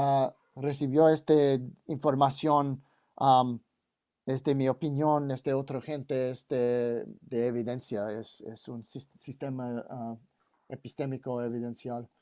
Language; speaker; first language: Spanish; non-native, fluent; English